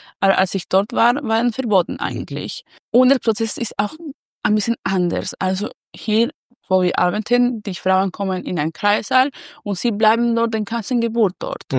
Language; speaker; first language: German; non-native, learner; Spanish